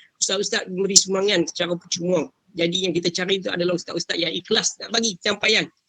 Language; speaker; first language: Malay; native; Malay